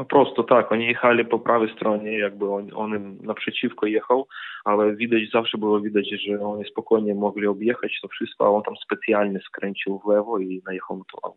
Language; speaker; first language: Polish; non-native, fluent; Ukrainian